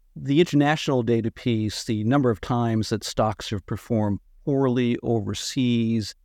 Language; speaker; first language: English; native; English